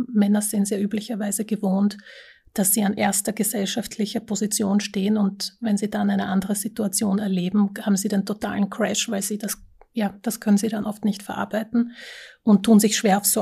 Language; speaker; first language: German; early bilingual, other home language; Slovak